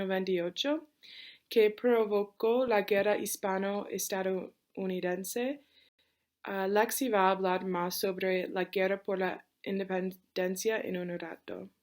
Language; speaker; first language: Spanish; non-native, learner; English